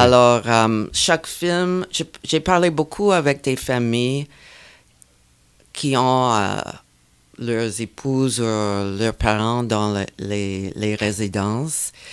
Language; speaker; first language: French; non-native, fluent; English